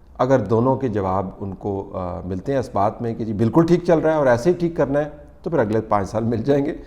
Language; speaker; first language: Urdu; native; Urdu